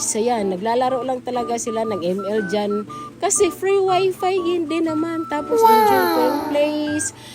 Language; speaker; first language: Filipino; non-native, local second language; Cebuano